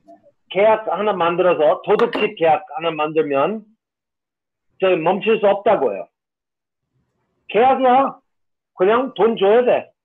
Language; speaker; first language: Korean; non-native, fluent; English